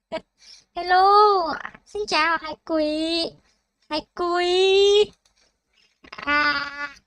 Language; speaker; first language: Vietnamese; non-native, learner; Thai